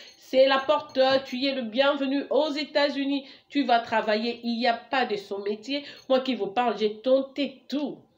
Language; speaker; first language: French; non-native, local second language; Lingala